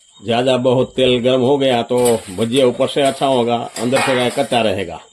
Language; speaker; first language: Hindi; non-native, local second language; Gujarati